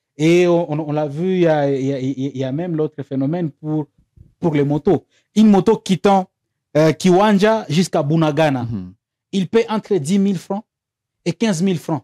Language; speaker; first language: French; non-native, local second language; Swahili